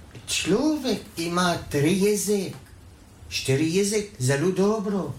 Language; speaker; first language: Slovenian; non-native, learner; Arabic